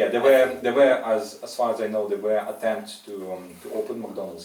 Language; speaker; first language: English; non-native, fluent; Russian